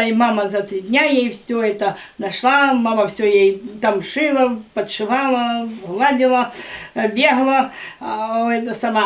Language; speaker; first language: Russian; native; Russian